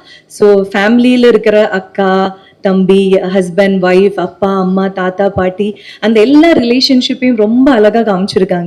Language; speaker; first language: Tamil; non-native, local second language; Malayalam